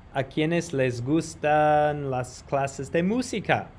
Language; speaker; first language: Spanish; non-native, fluent; English